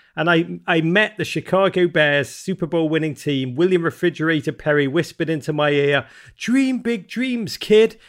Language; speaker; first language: English; native; English